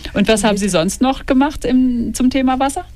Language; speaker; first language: German; native; German